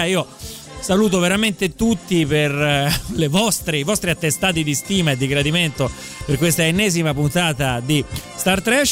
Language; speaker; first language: Italian; native; Italian